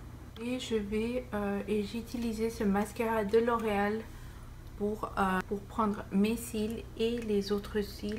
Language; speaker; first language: French; non-native, fluent; Spanish